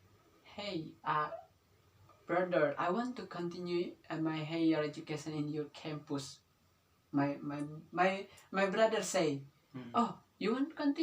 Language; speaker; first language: English; non-native, learner; Indonesian